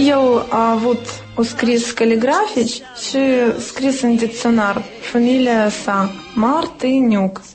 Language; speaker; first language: Romanian; non-native, local second language; Russian